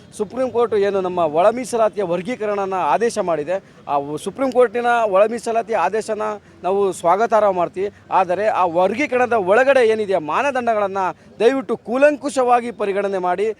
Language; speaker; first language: Kannada; non-native, local second language; Lambadi